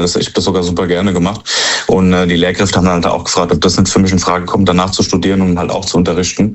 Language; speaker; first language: German; native; German